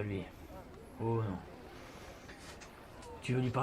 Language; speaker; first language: French; native; French